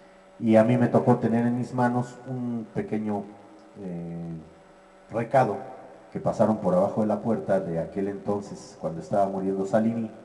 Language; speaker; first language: Spanish; native; Spanish